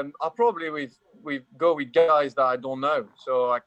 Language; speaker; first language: English; non-native, fluent; French